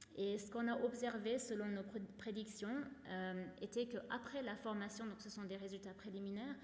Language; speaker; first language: French; non-native, fluent; English